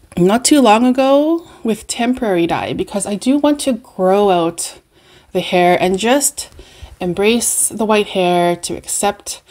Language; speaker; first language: English; native; English